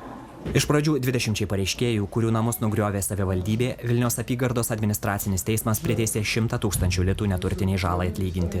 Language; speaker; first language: Lithuanian; native; Lithuanian